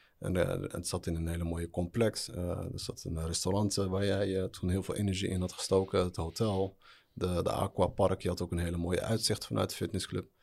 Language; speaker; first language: Dutch; early bilingual, other home language; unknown